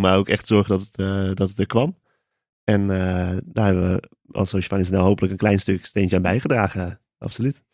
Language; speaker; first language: Dutch; native; Dutch